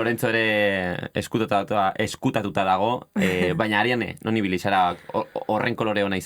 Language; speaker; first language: Basque; native; Basque